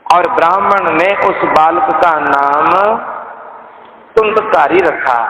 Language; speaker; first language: Hindi; non-native, local second language; Punjabi